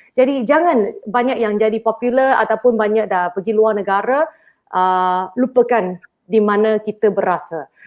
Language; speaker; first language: Malay; non-native, local second language; Chinese